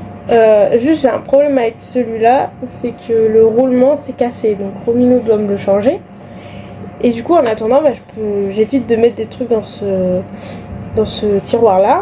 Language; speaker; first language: French; native; French